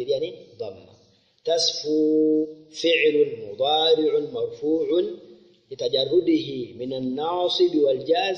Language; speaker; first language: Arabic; non-native, fluent; Swahili